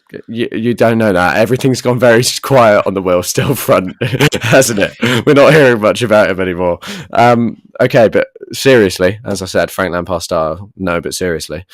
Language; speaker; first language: English; native; English